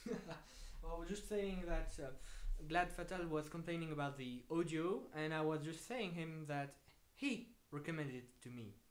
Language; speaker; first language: English; non-native, fluent; French